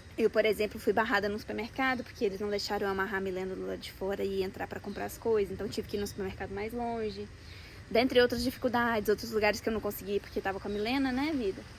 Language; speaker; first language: Portuguese; native; Portuguese